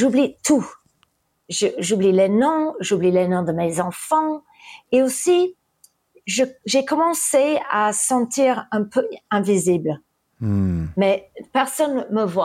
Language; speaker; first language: French; early bilingual, heritage; English